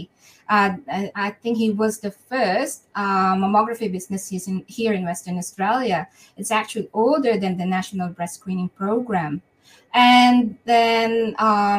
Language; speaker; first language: English; non-native, local second language; Filipino